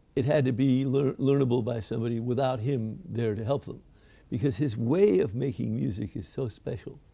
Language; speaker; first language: English; native; English